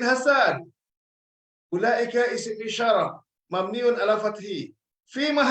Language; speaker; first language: Arabic; non-native, fluent; Malay